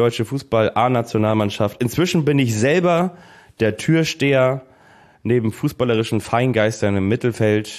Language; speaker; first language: German; native; German